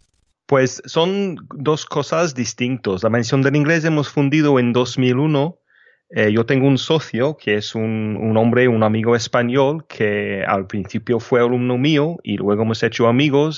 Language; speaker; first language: Spanish; non-native, fluent; English